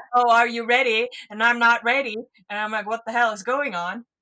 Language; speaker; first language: English; non-native, fluent; Estonian